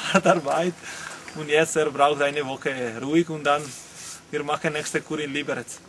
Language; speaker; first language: German; non-native, learner; Italian